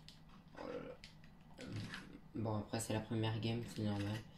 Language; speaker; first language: French; native; French